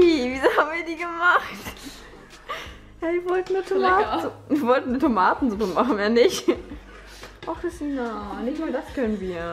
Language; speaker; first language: German; native; German